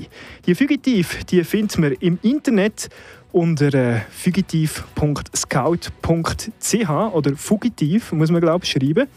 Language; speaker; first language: German; native; German